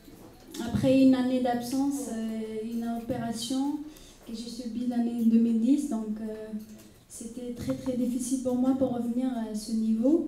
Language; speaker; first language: French; non-native, local second language; Arabic